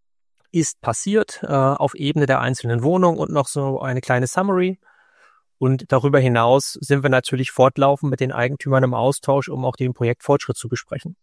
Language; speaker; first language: German; native; German